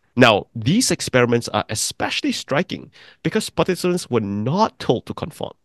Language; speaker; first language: English; non-native, local second language; Chinese